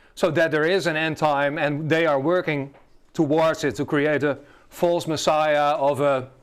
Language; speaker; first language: English; non-native, fluent; Dutch